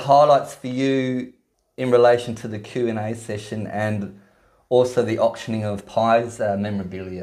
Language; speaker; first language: English; native; English